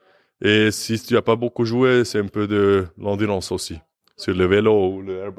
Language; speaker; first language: French; non-native, learner; English